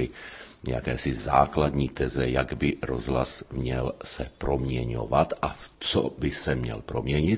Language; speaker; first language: Czech; native; Czech